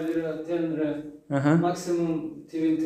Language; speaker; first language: Turkish; native; Turkish